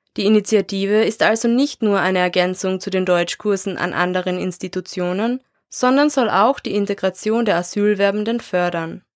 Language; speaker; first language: German; native; German